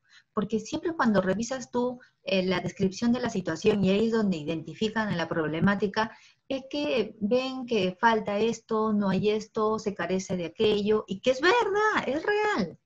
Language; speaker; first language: Spanish; native; Spanish